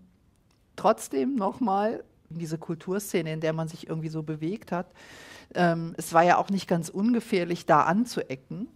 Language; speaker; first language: German; native; German